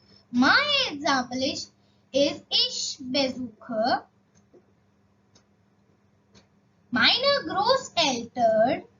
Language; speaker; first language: German; non-native, learner; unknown